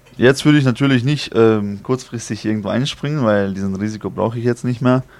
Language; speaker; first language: German; early bilingual, other home language; Chechen